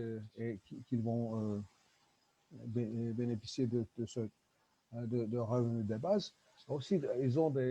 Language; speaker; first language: French; non-native, learner; Turkish